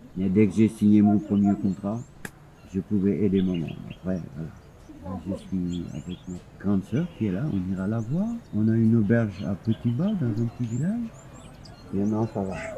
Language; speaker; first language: French; non-native, local second language; Wolof